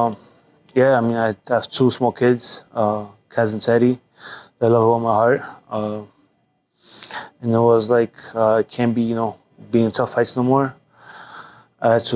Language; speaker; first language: English; native; English